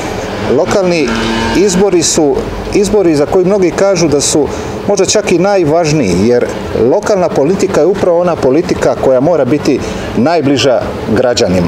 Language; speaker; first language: Serbian; native; Serbian